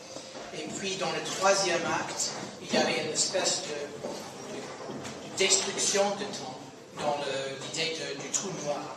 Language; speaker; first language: French; non-native, fluent; English